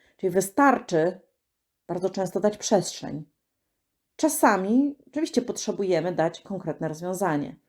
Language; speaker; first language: Polish; native; Polish